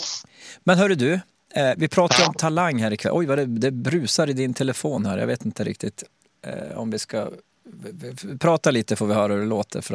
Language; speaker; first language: Swedish; native; Swedish